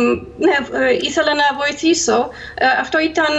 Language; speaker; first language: Greek; non-native, fluent; German